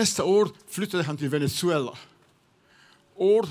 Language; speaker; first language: Swedish; non-native, fluent; Serbian